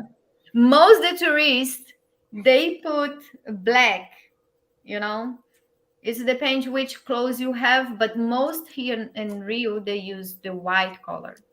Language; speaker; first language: English; non-native, learner; Portuguese